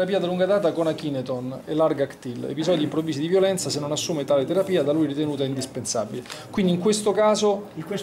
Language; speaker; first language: Italian; native; Italian